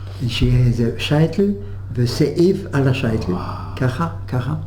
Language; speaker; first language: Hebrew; non-native, fluent; French